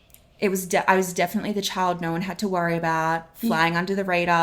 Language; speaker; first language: English; native; English